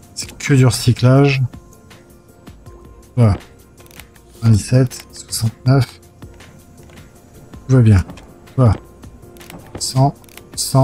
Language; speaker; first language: French; native; French